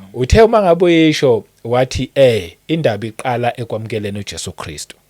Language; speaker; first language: Zulu; native; Zulu